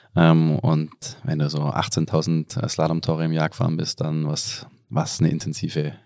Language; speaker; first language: German; native; German